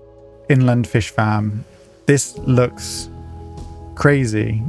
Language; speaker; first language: English; native; English